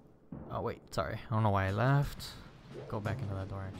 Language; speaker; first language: English; native; English